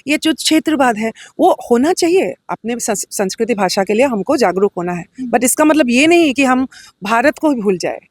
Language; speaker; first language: Hindi; non-native, local second language; Assamese